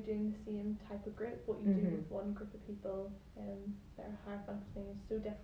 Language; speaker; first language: English; native; English